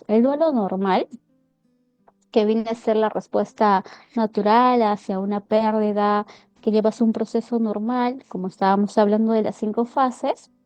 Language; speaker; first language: Spanish; native; Spanish